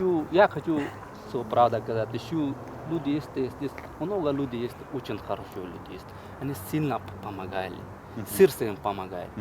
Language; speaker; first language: Russian; non-native, learner; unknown